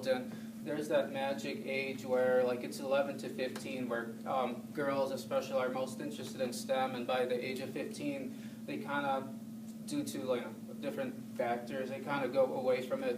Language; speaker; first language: English; non-native, fluent; Thai